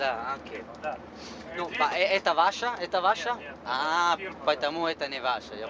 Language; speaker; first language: Russian; non-native, learner; Italian